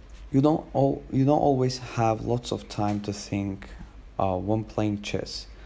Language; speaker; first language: English; non-native, fluent; Azerbaijani